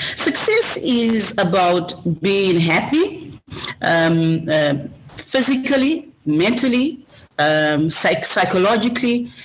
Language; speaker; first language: English; non-native, local second language; Shona